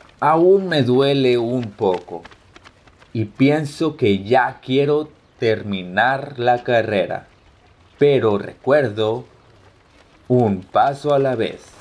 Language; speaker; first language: Spanish; early bilingual, heritage; Spanish